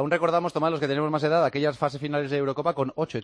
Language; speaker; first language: Spanish; native; Spanish